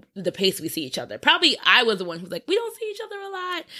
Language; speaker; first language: English; native; English